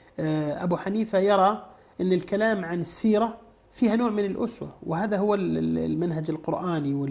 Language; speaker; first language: Arabic; native; Arabic